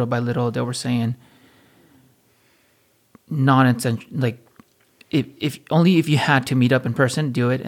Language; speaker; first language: English; native; English